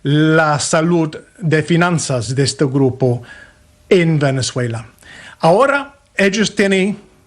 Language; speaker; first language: Spanish; non-native, fluent; English